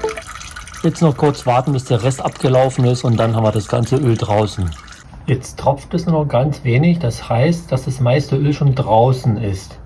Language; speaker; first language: German; native; German